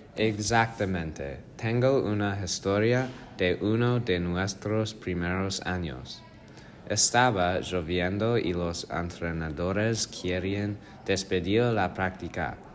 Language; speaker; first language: Spanish; non-native, learner; English